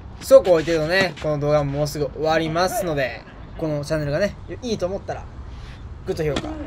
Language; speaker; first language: Japanese; native; Japanese